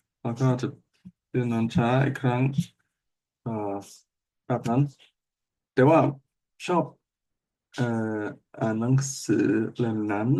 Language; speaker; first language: Thai; non-native, learner; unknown